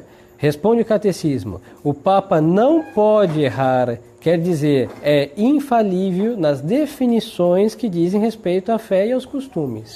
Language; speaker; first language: Portuguese; native; Portuguese